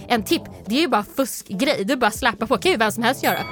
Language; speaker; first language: Swedish; native; Swedish